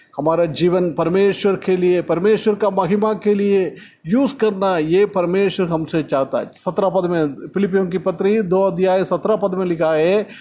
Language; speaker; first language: Hindi; non-native, local second language; Malayalam